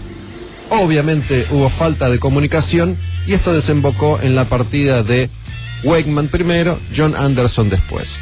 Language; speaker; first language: Spanish; native; Spanish